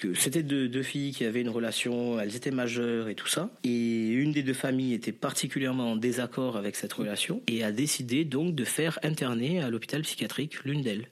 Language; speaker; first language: French; non-native, local second language; Morisyen